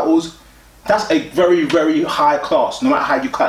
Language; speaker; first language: English; native; English